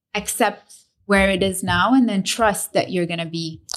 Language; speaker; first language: English; early bilingual, other home language; Arabic